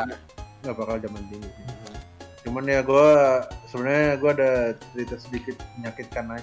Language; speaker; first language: Indonesian; native; Indonesian